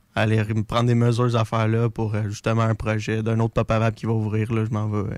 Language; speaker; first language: French; native; French